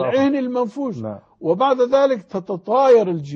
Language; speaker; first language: Arabic; native; Arabic